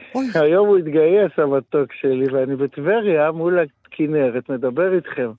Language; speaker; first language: Hebrew; native; Hebrew